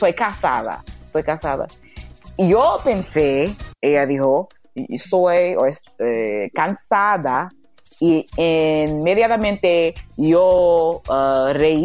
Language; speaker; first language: Spanish; non-native, learner; English